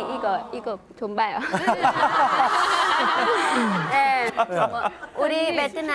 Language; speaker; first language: Korean; non-native, learner; Vietnamese